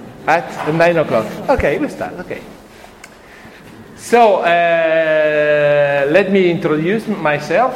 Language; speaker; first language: English; non-native, fluent; Italian